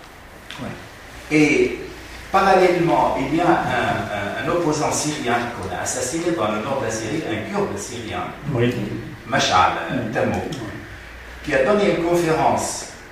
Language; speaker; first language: French; non-native, fluent; Arabic